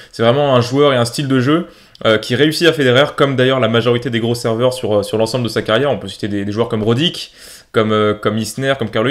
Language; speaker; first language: French; native; French